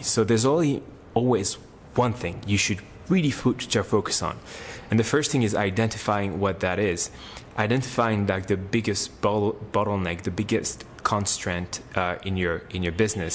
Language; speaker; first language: English; non-native, fluent; French